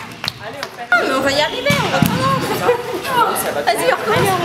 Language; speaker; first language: French; native; French